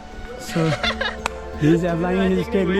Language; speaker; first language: English; non-native, fluent; Nepali